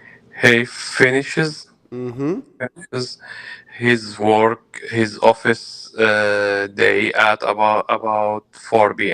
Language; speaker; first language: English; non-native, learner; Arabic